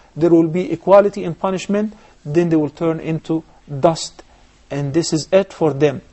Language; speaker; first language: English; non-native, fluent; Arabic